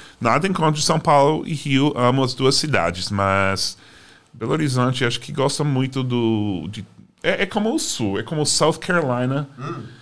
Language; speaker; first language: Portuguese; non-native, fluent; English